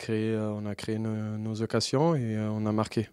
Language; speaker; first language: French; non-native, fluent; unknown